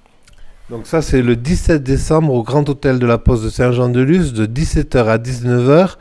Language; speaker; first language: French; native; French